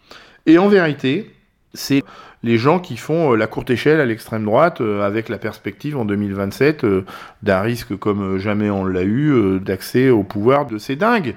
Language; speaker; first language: French; native; French